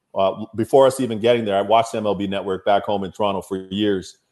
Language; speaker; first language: English; native; English